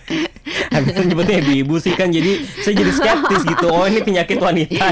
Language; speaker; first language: Indonesian; native; Indonesian